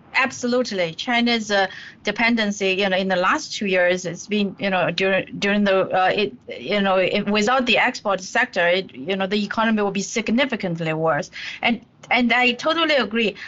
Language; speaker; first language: English; non-native, fluent; Chinese